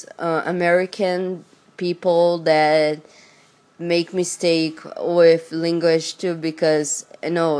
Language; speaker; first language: English; non-native, learner; Portuguese